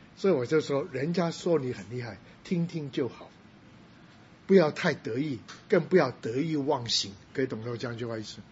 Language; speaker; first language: Chinese; non-native, local second language; Cantonese